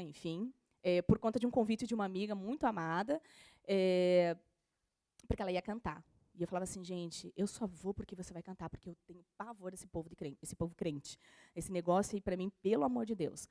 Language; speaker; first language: Portuguese; native; Portuguese